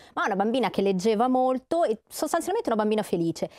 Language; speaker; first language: Italian; native; Italian